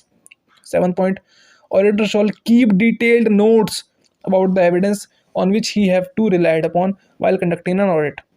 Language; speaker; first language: English; non-native, local second language; Hindi